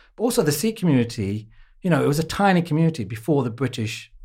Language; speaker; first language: English; native; English